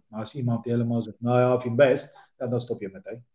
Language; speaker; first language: Dutch; non-native, fluent; Polish